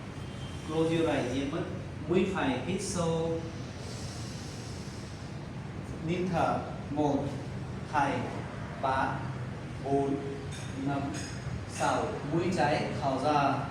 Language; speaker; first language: Vietnamese; non-native, learner; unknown